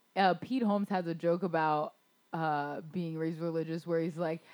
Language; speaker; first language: English; native; English